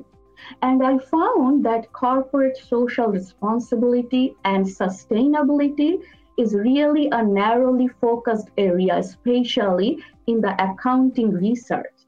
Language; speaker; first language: English; non-native, local second language; Bangla